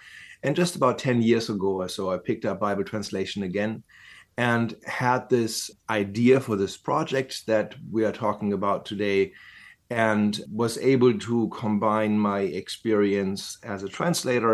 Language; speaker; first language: English; non-native, fluent; German